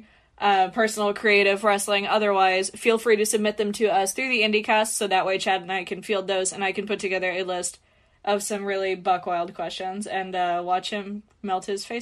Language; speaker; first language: English; native; English